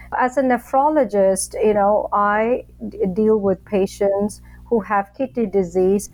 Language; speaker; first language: English; non-native, local second language; Tamil